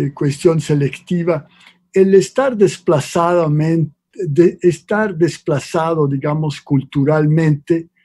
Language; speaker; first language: Spanish; non-native, fluent; Swiss German